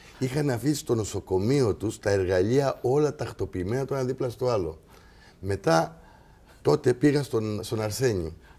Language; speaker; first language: Greek; native; Greek